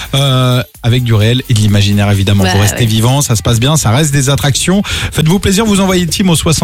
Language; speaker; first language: French; native; French